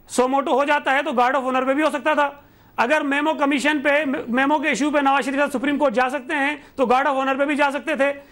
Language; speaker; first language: Urdu; native; Urdu